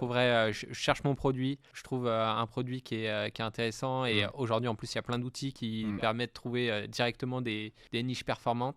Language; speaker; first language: French; native; French